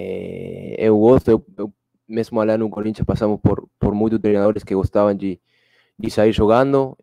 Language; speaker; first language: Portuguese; non-native, fluent; Spanish